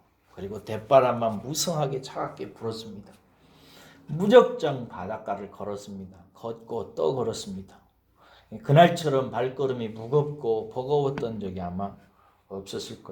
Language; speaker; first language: Korean; native; Korean